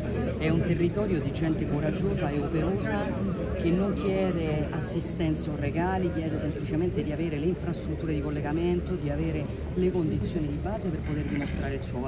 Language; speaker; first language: Italian; native; Italian